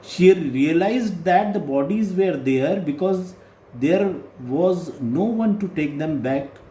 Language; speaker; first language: English; non-native, local second language; Hindi